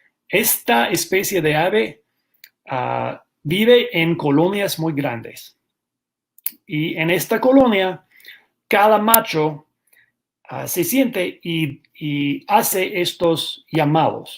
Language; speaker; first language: Spanish; non-native, fluent; English